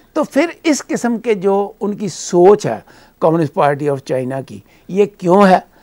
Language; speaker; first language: Hindi; native; Hindi